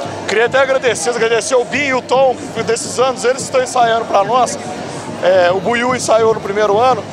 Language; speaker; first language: Portuguese; native; Portuguese